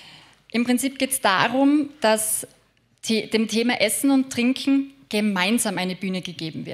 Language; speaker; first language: German; native; German